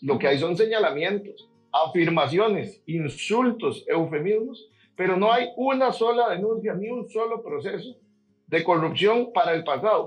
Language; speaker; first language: Spanish; native; Spanish